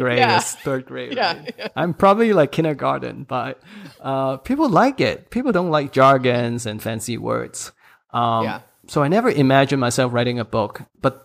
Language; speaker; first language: English; non-native, local second language; Cantonese